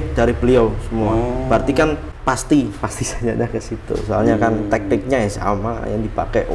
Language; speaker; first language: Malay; non-native, local second language; Javanese